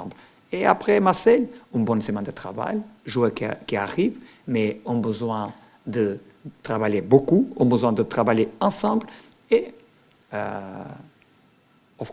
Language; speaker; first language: French; non-native, learner; Portuguese